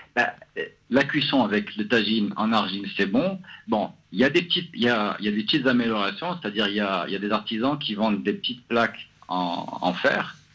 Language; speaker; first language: French; non-native, local second language; Arabic